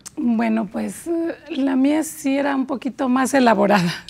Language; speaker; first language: Spanish; native; Spanish